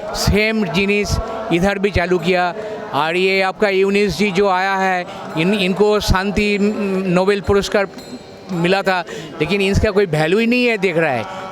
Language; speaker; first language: Hindi; non-native, local second language; Bangla